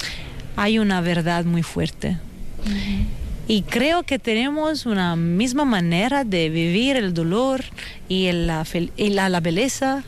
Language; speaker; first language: Spanish; non-native, fluent; Italian